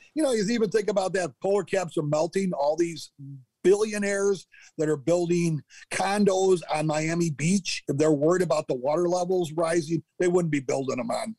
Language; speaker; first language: English; native; English